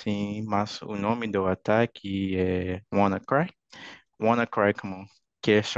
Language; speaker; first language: Portuguese; non-native, fluent; English